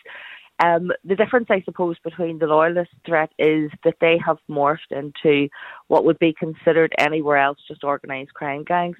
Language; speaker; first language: English; native; English